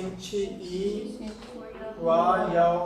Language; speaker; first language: Chinese; non-native, learner; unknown